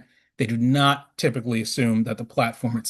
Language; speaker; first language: English; native; English